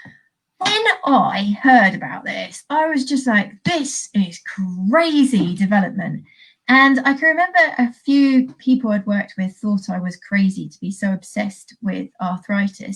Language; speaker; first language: English; native; English